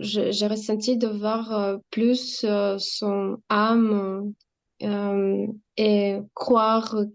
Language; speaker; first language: French; non-native, fluent; Russian